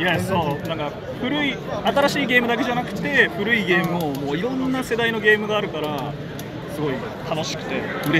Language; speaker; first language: English; non-native, learner; Japanese